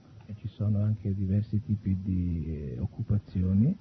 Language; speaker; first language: Italian; native; Italian